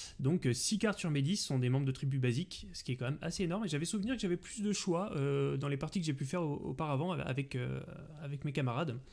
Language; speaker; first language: French; native; French